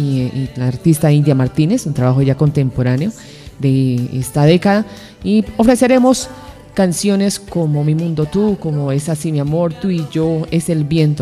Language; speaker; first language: Spanish; native; Spanish